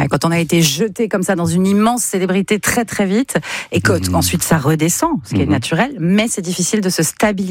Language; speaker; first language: French; native; French